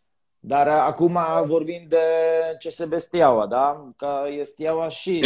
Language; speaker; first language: Romanian; non-native, learner; Polish